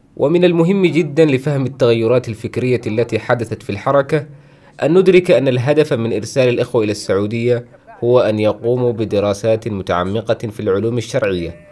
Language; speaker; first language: Arabic; non-native, local second language; Somali